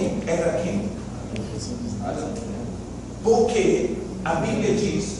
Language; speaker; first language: Portuguese; non-native, fluent; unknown